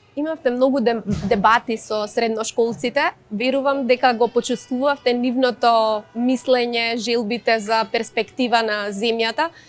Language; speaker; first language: Macedonian; native; Macedonian